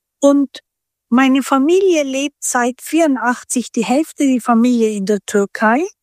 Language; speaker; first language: German; early bilingual, other home language; Turkish